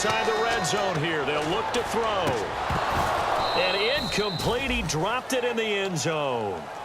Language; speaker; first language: English; native; English